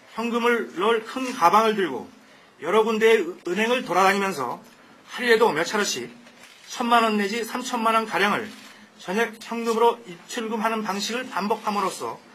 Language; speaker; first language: Korean; native; Korean